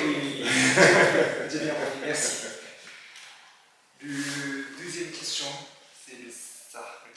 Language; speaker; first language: French; non-native, learner; Japanese